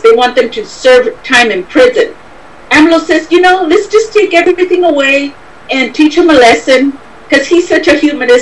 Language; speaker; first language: English; native; English